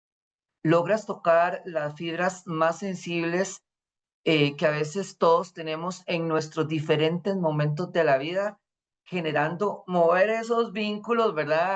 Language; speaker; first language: Spanish; native; Spanish